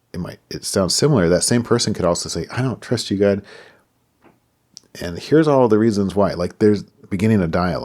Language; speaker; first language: English; native; English